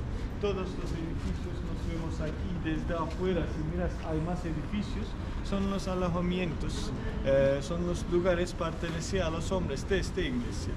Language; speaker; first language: Spanish; non-native, fluent; Turkish